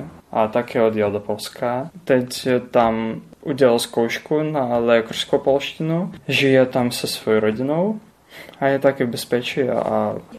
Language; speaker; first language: Czech; non-native, learner; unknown